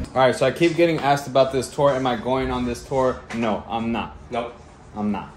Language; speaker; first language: English; native; English